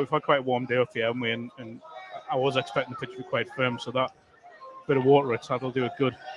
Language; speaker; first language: English; native; English